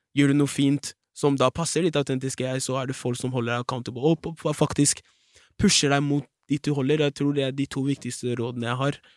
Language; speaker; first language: Norwegian; early bilingual, other home language; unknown